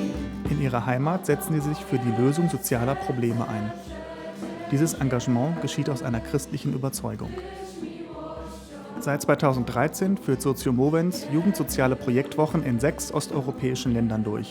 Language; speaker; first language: German; native; German